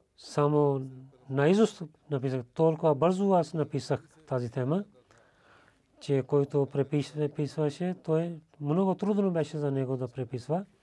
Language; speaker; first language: Bulgarian; non-native, learner; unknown